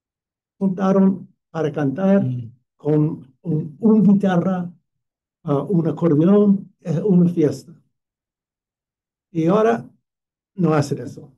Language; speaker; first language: Spanish; non-native, fluent; English